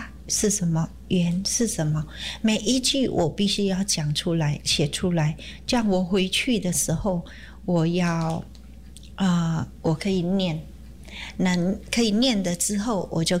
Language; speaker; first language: Chinese; non-native, fluent; Indonesian